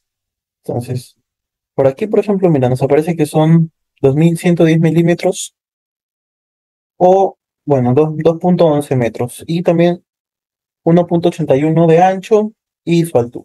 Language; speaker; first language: Spanish; native; Spanish